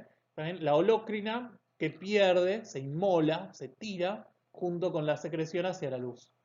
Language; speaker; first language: Spanish; native; Spanish